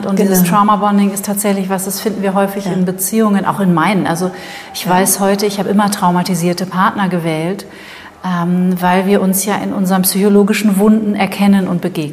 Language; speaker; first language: German; native; German